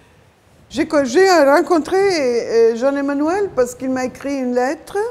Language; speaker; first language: French; non-native, fluent; Italian